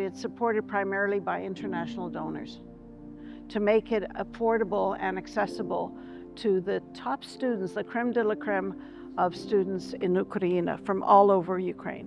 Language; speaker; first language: English; early bilingual, other home language; Ukrainian